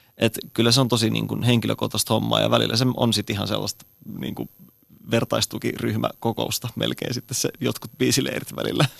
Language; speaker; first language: Finnish; native; Finnish